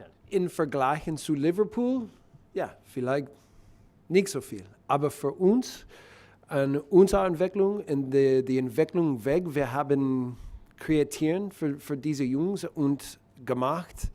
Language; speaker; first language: German; non-native, learner; English